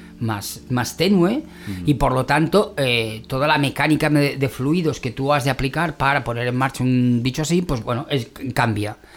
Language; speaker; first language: Spanish; native; Spanish